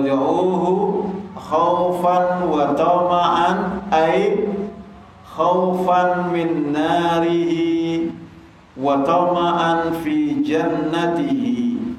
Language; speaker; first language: Arabic; non-native, fluent; Indonesian